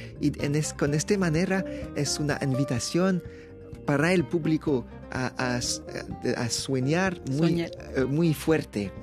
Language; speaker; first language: Spanish; non-native, learner; French